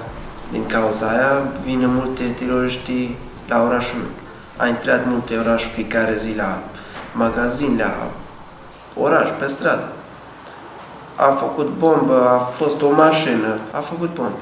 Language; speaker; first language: Romanian; non-native, learner; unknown